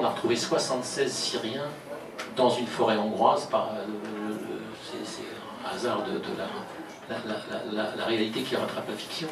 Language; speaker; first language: French; native; French